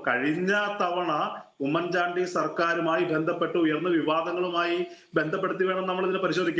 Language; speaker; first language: Malayalam; native; Malayalam